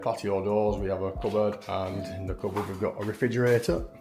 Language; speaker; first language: English; native; English